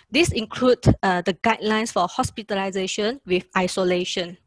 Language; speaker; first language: English; non-native, local second language; Chinese